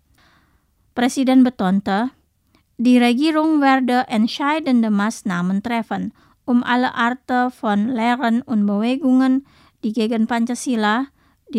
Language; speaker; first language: German; non-native, fluent; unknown